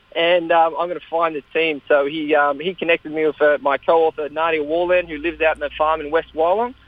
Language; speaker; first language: English; native; English